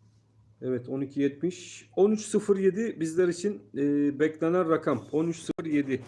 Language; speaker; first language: Turkish; native; Turkish